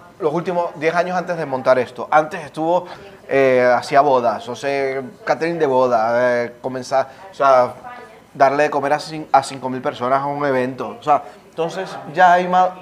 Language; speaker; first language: Spanish; native; Spanish